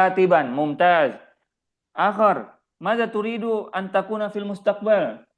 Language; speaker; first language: Arabic; non-native, fluent; Indonesian